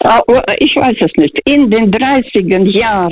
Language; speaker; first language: German; early bilingual, heritage; German